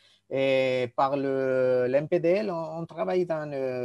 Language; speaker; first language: French; non-native, fluent; Spanish